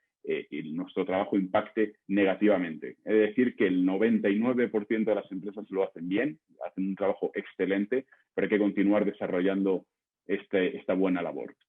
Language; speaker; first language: Spanish; native; Spanish